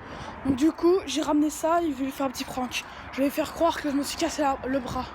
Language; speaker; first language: French; native; French